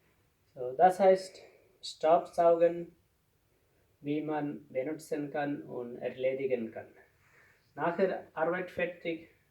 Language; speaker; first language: German; non-native, learner; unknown